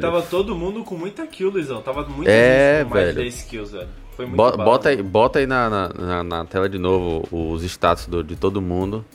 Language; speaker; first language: Portuguese; native; Portuguese